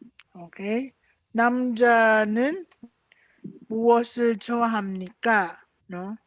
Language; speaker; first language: Korean; non-native, learner; Filipino